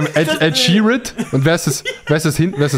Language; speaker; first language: German; native; German